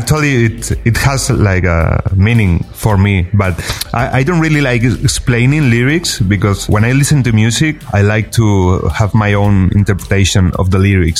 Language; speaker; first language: English; non-native, fluent; Spanish